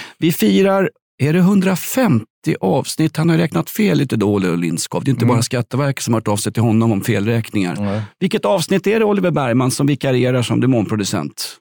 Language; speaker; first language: Swedish; native; Swedish